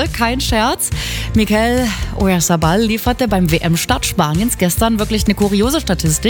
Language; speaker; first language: German; native; German